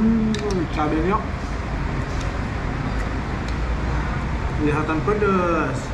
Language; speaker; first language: Indonesian; non-native, learner; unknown